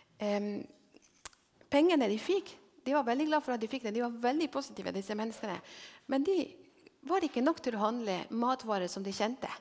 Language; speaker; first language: Norwegian; non-native, fluent; Spanish